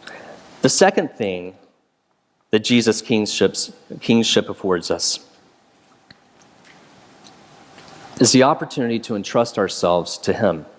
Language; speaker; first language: English; native; English